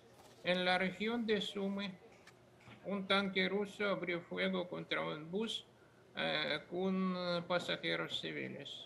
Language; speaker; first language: Spanish; non-native, fluent; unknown